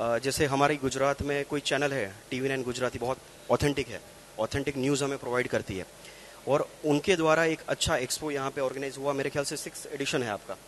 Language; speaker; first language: Hindi; non-native, local second language; Gujarati